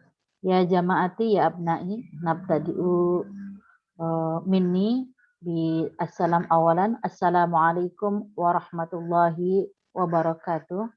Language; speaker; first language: Arabic; non-native, fluent; Indonesian